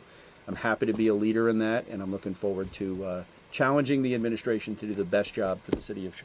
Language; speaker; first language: English; native; English